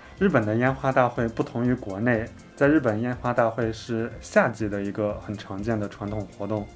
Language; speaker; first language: Chinese; native; Chinese